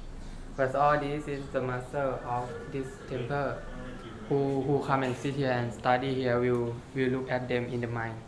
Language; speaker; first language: English; non-native, learner; Thai